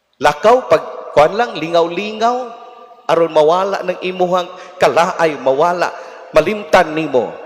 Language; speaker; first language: Cebuano; native; Cebuano